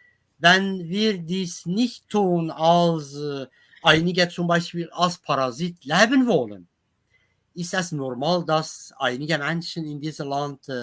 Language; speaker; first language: German; non-native, learner; Kurdish